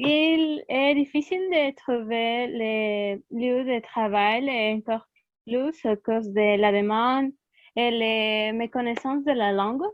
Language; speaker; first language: French; non-native, learner; Spanish